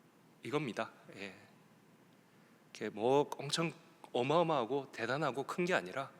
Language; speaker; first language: Korean; native; Korean